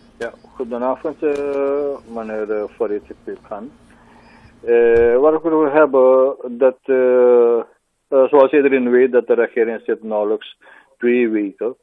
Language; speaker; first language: Dutch; non-native, local second language; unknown